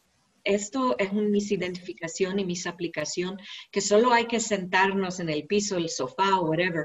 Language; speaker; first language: Spanish; non-native, learner; English